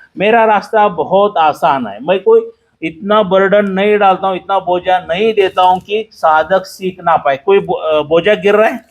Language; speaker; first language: Hindi; non-native, local second language; Marathi